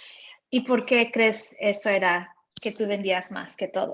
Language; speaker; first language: Spanish; early bilingual, heritage; Spanish